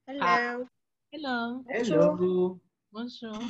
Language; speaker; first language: English; non-native, learner; French